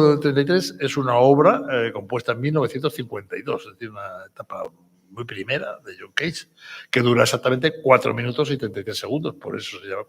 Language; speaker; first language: Spanish; native; Spanish